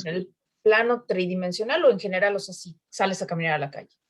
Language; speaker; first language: Spanish; native; Spanish